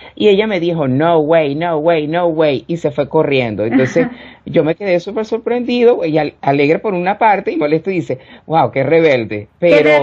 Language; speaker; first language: Spanish; native; Spanish